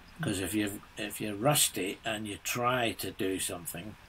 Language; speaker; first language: English; native; English